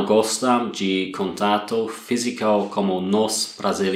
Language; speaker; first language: Portuguese; non-native, learner; English